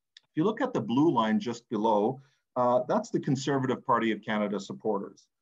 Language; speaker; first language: English; native; English